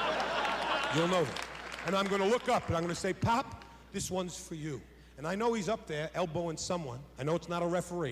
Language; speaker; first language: English; native; English